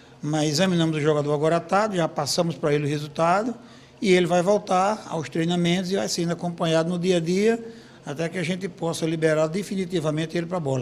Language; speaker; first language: Portuguese; native; Portuguese